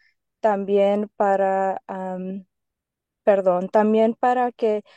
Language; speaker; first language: Spanish; early bilingual, heritage; Spanish